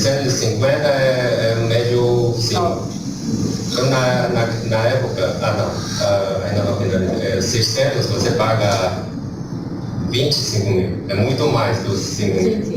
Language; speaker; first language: Portuguese; non-native, learner; Chinese